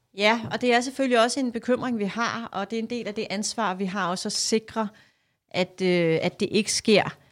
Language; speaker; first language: Danish; native; Danish